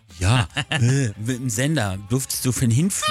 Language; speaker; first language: German; native; German